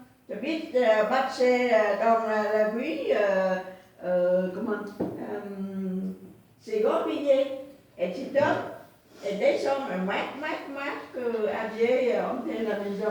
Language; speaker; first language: French; non-native, learner; Vietnamese